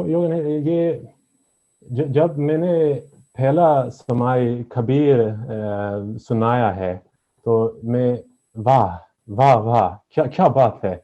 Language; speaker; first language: Hindi; non-native, learner; Swedish